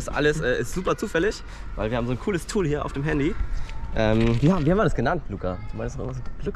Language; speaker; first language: German; native; German